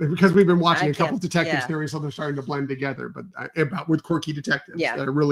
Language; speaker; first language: English; native; English